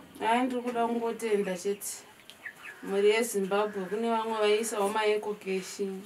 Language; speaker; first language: Shona; native; Shona